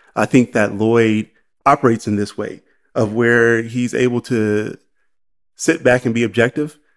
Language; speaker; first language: English; native; English